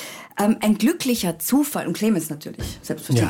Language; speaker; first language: German; native; German